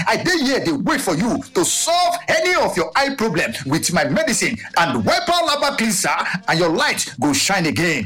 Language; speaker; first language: Nigerian Pidgin; non-native, local second language; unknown